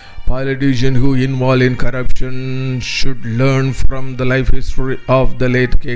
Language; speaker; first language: English; non-native, local second language; Tamil